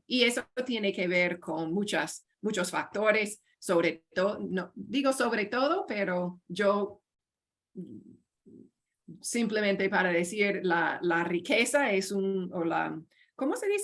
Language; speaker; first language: Spanish; non-native, fluent; English